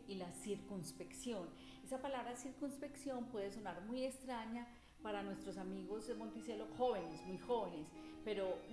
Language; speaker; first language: Spanish; native; Spanish